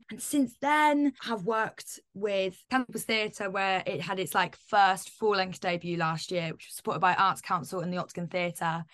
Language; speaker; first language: English; native; English